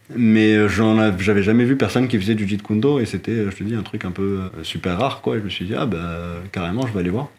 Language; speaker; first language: French; non-native, local second language; Arabic